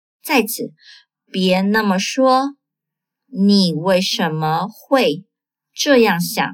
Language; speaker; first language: Chinese; non-native, fluent; Portuguese